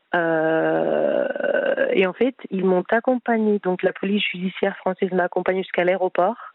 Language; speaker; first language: French; non-native, fluent; Spanish